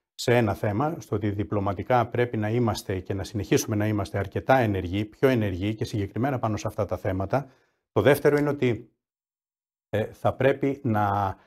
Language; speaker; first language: Greek; native; Greek